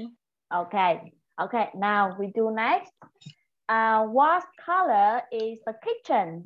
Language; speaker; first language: English; non-native, fluent; Vietnamese